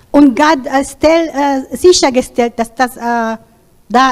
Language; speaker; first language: German; non-native, learner; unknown